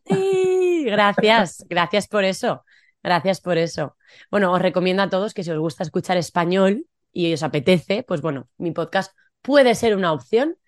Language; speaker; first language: Spanish; native; Spanish